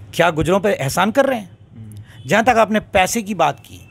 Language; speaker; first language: Hindi; native; Hindi